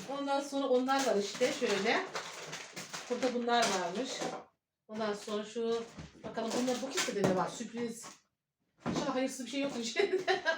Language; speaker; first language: Turkish; native; Turkish